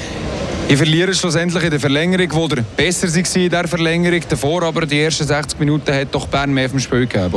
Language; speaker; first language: German; native; German